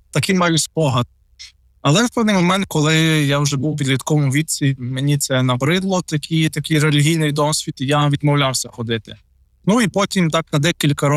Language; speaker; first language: Ukrainian; non-native, local second language; Russian